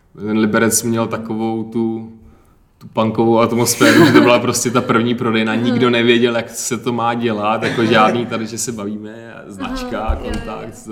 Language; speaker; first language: Czech; native; Czech